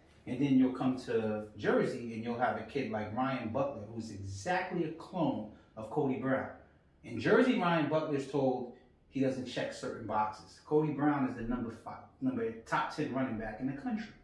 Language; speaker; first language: English; native; English